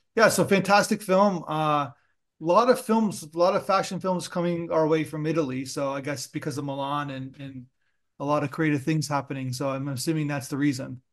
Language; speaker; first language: English; early bilingual, other home language; Italian